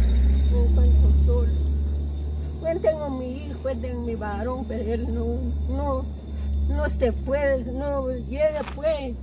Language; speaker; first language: Spanish; non-native, local second language; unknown